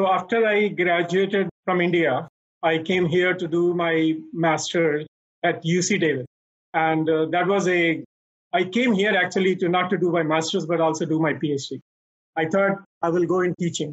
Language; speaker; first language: English; non-native, local second language; Hindi